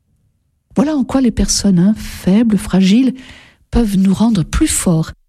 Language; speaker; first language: French; native; French